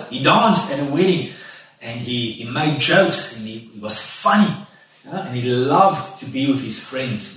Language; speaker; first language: English; non-native, local second language; Afrikaans